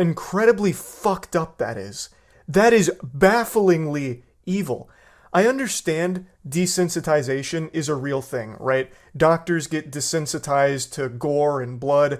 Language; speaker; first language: English; native; English